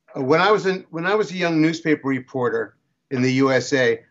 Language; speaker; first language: English; native; English